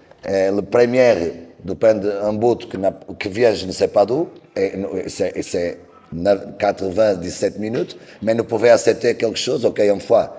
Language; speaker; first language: French; non-native, learner; Portuguese